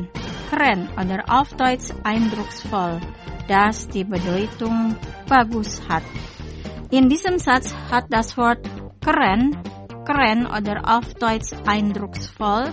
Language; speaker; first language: German; non-native, fluent; Indonesian